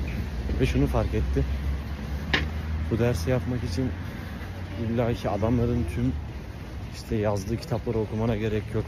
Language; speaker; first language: Turkish; native; Turkish